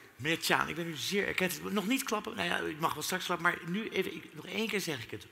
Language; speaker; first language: Dutch; native; Dutch